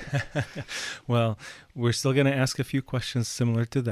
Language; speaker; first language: English; non-native, fluent; Arabic